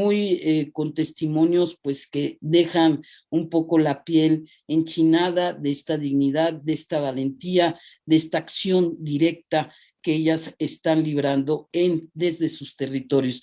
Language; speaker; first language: Spanish; native; Spanish